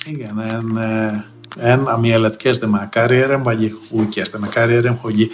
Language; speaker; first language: Hungarian; non-native, fluent; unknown